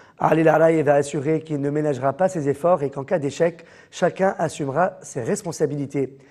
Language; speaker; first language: French; non-native, local second language; Arabic